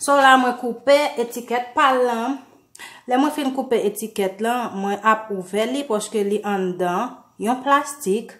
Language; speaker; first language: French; non-native, learner; Haitian Creole